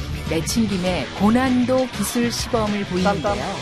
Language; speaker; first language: Korean; native; Korean